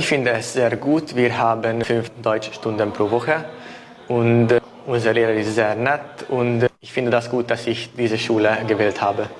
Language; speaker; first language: German; non-native, local second language; Hungarian